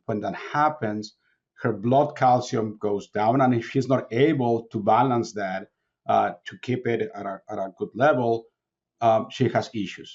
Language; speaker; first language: English; non-native, fluent; Spanish